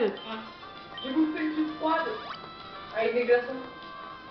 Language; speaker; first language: French; native; French